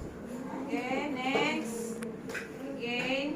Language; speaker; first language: English; non-native, learner; Indonesian